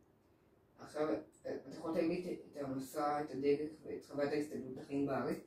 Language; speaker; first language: Hebrew; native; Hebrew